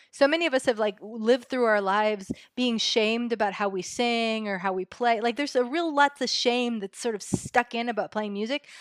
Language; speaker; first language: English; early bilingual, other home language; Spanish